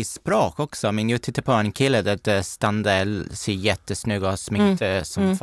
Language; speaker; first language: Swedish; non-native, learner; English